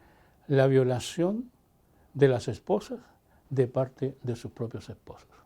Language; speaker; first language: Spanish; native; Spanish